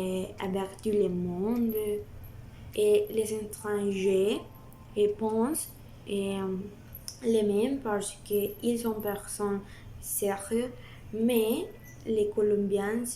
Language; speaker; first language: French; non-native, learner; Spanish